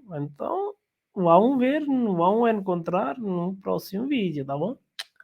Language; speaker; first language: Portuguese; non-native, learner; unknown